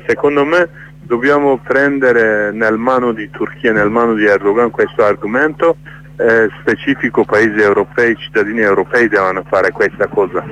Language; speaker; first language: Italian; non-native, learner; Kurdish